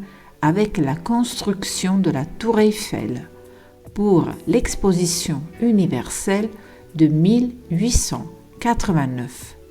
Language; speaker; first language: French; non-native, fluent; Italian